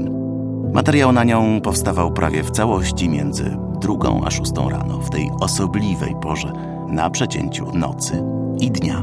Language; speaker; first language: Polish; native; Polish